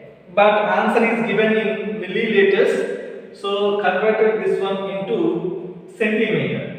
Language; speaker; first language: English; non-native, local second language; Telugu